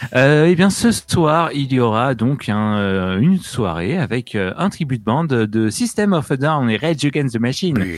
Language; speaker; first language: French; native; French